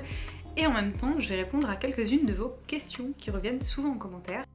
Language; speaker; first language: French; native; French